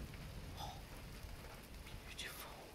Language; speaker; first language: English; native; English